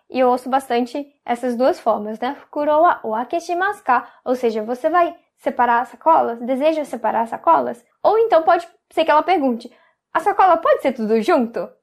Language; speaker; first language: Portuguese; native; Portuguese